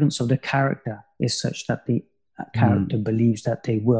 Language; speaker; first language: English; native; English